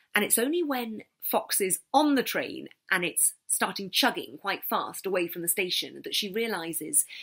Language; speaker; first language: English; native; English